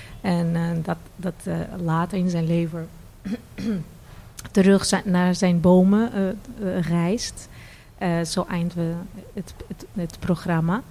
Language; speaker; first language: Dutch; non-native, fluent; Portuguese